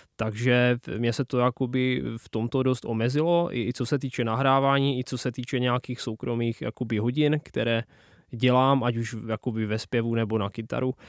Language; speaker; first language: Czech; non-native, local second language; Polish